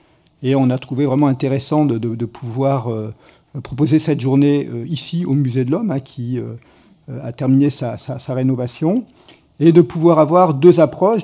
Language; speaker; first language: French; native; French